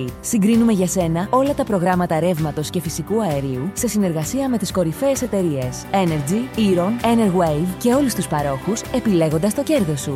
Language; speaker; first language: Greek; native; Greek